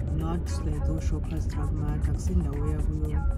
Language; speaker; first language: English; non-native, local second language; Zulu